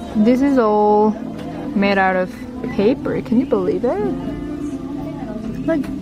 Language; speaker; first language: English; non-native, fluent; Korean